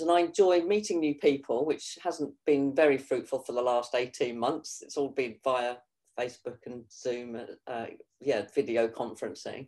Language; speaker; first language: English; native; English